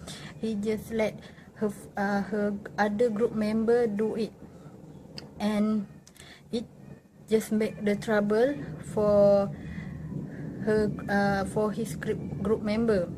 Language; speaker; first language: English; non-native, local second language; Malay